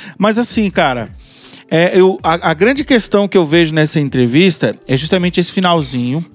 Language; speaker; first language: Portuguese; native; Portuguese